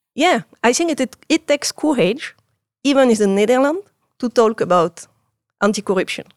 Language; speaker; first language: English; non-native, fluent; French